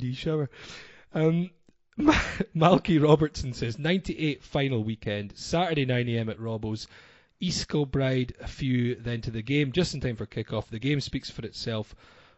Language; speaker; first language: English; native; English